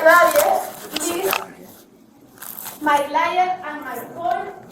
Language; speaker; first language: English; non-native, learner; Spanish